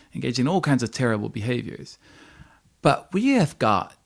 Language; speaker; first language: English; non-native, fluent; Dutch